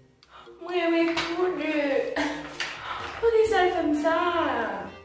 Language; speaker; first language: French; non-native, local second language; Haitian Creole